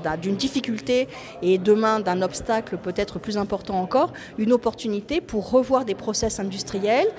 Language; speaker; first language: French; native; French